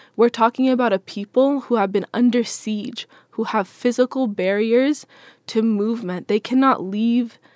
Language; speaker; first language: English; native; English